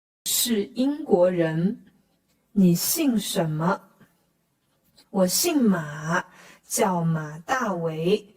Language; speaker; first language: Chinese; non-native, fluent; Khmer